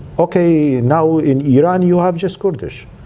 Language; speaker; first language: English; non-native, learner; Central Kurdish